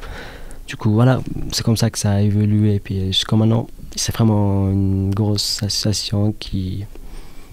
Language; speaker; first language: French; non-native, fluent; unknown